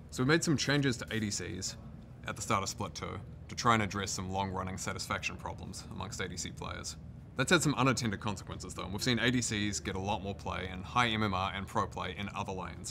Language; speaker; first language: English; native; English